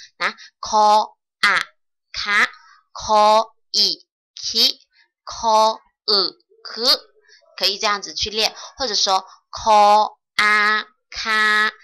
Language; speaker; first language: Chinese; native; Chinese